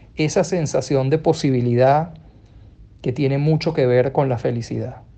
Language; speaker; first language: Spanish; native; Spanish